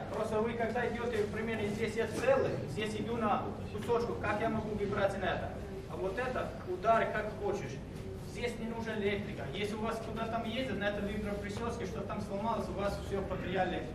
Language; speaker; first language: Russian; non-native, learner; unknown